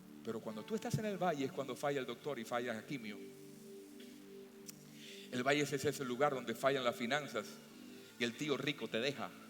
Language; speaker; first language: Spanish; native; Spanish